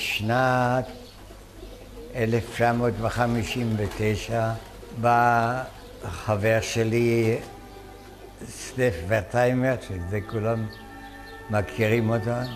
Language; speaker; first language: Hebrew; non-native, fluent; German